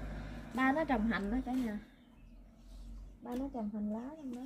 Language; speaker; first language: Vietnamese; native; Vietnamese